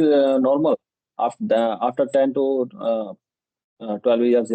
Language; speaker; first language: English; non-native, local second language; Hindi